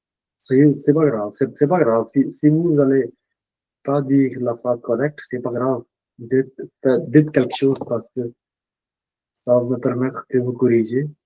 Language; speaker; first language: French; non-native, fluent; Punjabi